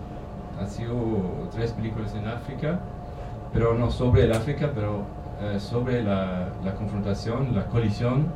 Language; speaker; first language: Spanish; non-native, learner; German